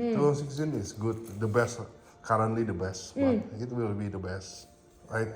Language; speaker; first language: English; non-native, fluent; Indonesian